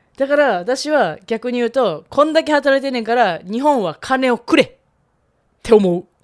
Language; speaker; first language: Japanese; native; Japanese